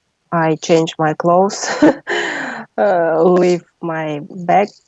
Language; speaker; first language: English; non-native, learner; Russian